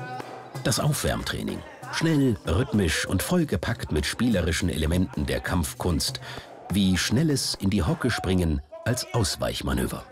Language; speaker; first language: German; native; German